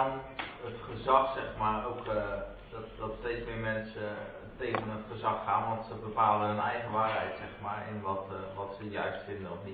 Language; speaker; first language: Dutch; native; Dutch